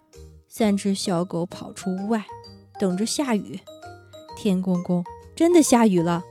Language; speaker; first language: Chinese; native; Chinese